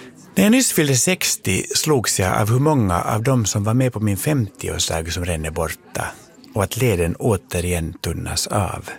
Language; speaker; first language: Swedish; native; Swedish